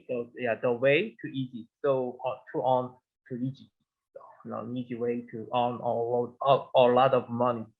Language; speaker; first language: English; non-native, learner; Korean